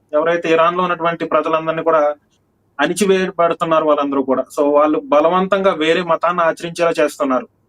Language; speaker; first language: Telugu; native; Telugu